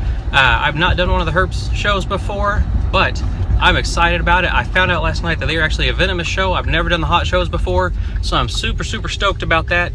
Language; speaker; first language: English; native; English